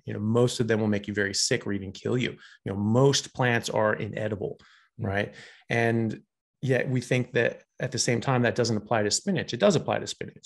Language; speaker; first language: English; native; English